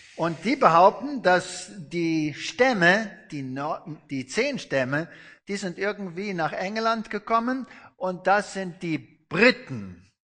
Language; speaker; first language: German; non-native, fluent; Afrikaans